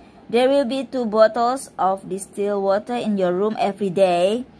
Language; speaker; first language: English; non-native, learner; Indonesian